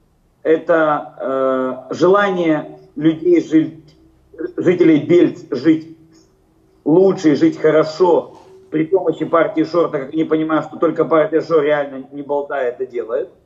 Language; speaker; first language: Russian; native; Russian